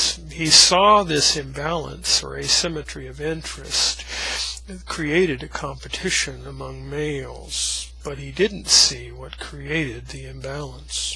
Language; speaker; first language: English; native; English